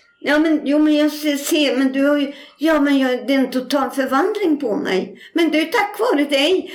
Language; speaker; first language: Swedish; native; Swedish